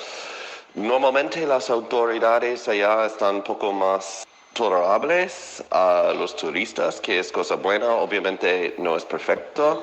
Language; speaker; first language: Spanish; non-native, fluent; English